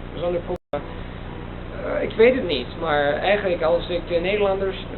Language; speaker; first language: Dutch; non-native, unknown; Italian